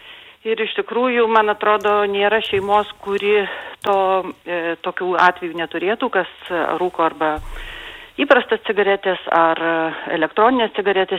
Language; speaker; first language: Lithuanian; native; Lithuanian